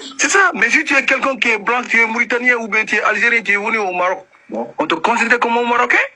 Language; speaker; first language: French; non-native, local second language; Wolof